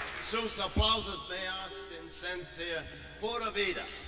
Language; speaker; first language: Spanish; non-native, learner; English